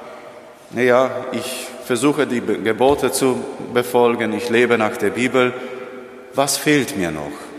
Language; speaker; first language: German; non-native, fluent; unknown